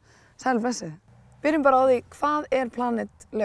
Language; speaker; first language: Icelandic; native; Icelandic